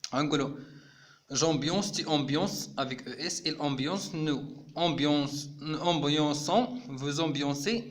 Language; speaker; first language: French; non-native, local second language; Arabic